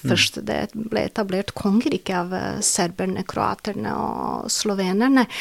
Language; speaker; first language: Norwegian; non-native, fluent; Serbian